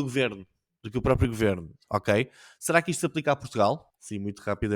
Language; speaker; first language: Portuguese; native; Portuguese